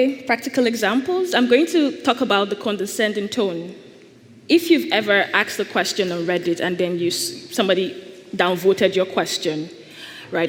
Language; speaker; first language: English; non-native, local second language; Igbo